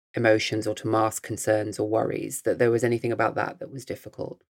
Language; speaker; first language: English; native; English